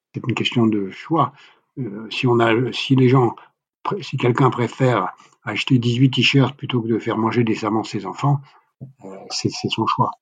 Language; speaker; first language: French; native; French